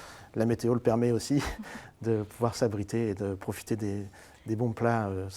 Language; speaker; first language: French; native; French